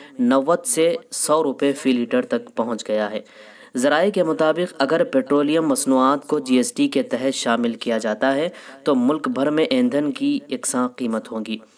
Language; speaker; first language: Urdu; native; Urdu